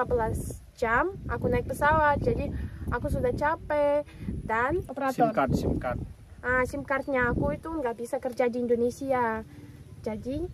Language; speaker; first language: Indonesian; non-native, fluent; Russian